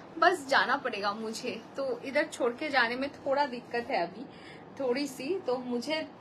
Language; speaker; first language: Hindi; non-native, local second language; Bangla